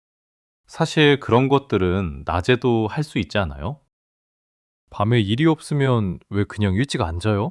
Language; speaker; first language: Korean; non-native, fluent; English